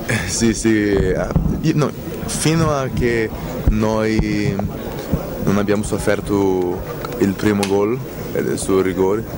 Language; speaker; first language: Italian; non-native, fluent; Portuguese